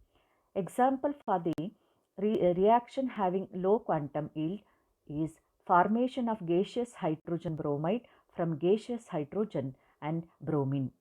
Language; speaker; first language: English; non-native, local second language; Kannada